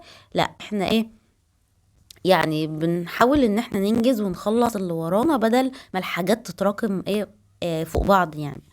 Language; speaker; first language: Arabic; native; Arabic